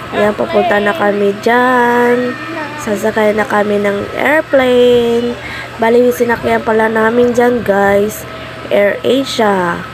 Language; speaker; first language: Filipino; non-native, local second language; Hiligaynon